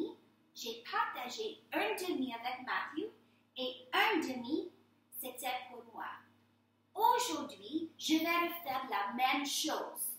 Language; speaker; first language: French; non-native, fluent; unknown